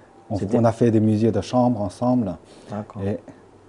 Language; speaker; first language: French; non-native, fluent; Chinese